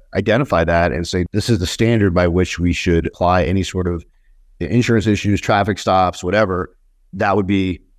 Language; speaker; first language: English; native; English